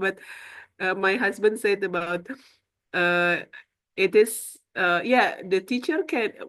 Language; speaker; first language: English; non-native, learner; Indonesian